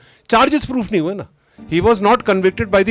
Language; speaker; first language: Hindi; native; Hindi